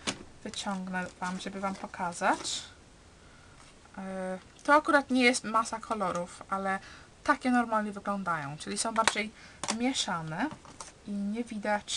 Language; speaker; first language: Polish; early bilingual, heritage; Polish